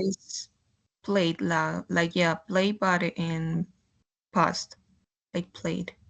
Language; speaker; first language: English; non-native, learner; Spanish